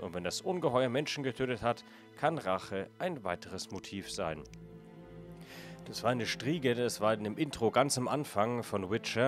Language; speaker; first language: German; native; German